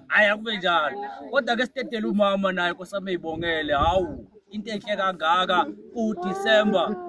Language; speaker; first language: Zulu; native; Zulu